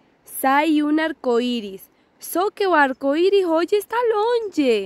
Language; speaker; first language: Portuguese; non-native, fluent; Spanish